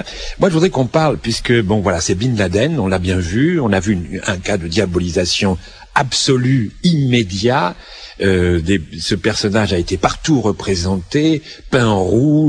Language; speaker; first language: French; native; French